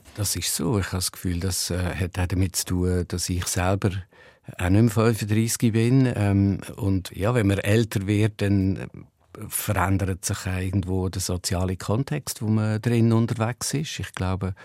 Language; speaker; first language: German; native; German